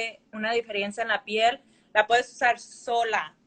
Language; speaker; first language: Spanish; early bilingual, heritage; Spanish